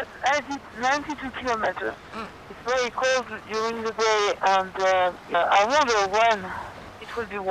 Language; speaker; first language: English; non-native, learner; French